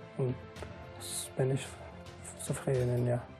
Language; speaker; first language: German; non-native, learner; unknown